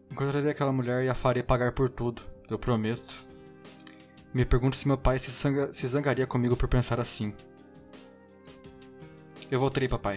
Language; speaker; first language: Portuguese; native; Portuguese